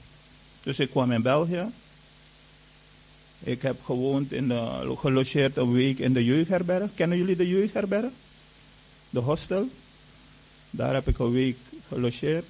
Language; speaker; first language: Dutch; non-native, fluent; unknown